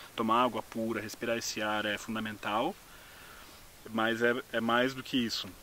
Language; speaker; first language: Portuguese; native; Portuguese